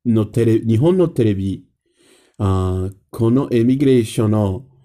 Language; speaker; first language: Japanese; non-native, learner; Portuguese